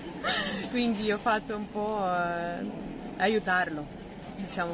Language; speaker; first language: Italian; non-native, fluent; Ukrainian